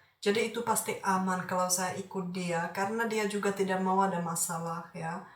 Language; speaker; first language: Indonesian; non-native, fluent; Czech